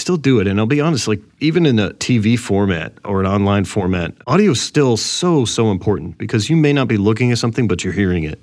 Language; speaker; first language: English; native; English